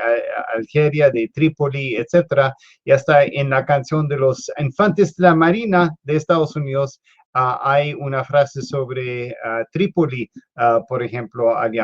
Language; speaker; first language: Spanish; non-native, fluent; English